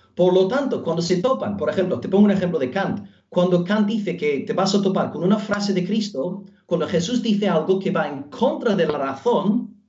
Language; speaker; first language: Spanish; non-native, fluent; English